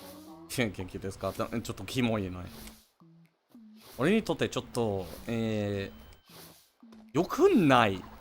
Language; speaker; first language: Japanese; non-native, learner; English